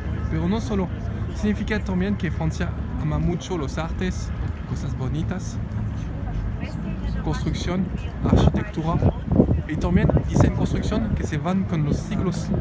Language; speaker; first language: Spanish; non-native, learner; French